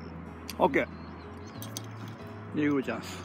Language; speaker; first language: Japanese; native; Japanese